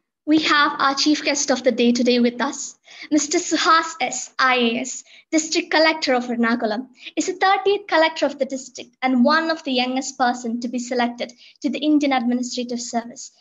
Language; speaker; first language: English; non-native, local second language; Malayalam